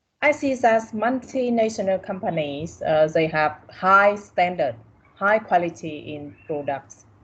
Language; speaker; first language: English; non-native, learner; Vietnamese